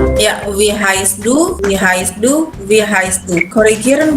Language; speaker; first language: German; non-native, learner; Indonesian